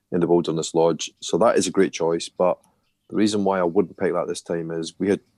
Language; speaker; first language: English; native; English